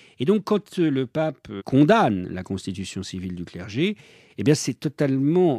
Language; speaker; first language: French; native; French